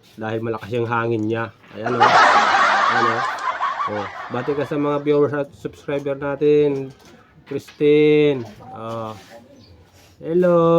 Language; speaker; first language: Filipino; non-native, local second language; Bikol